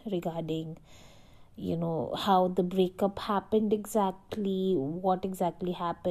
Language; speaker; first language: English; non-native, local second language; Hindi